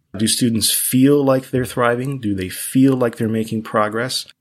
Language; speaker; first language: English; early bilingual, other home language; Spanish